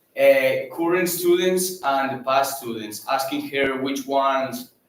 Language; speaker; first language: English; non-native, fluent; Catalan